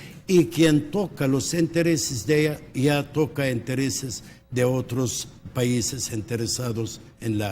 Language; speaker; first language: Spanish; early bilingual, heritage; Spanish